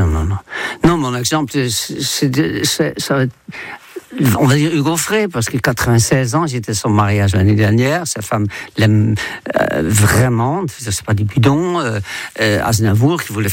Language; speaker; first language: French; non-native, fluent; Dutch